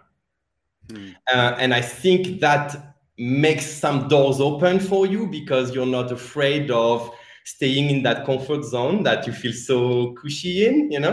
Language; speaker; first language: English; non-native, fluent; French